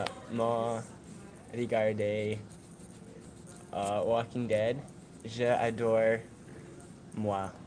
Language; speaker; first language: French; non-native, learner; English